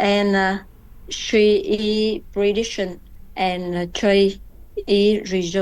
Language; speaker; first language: English; non-native, learner; Vietnamese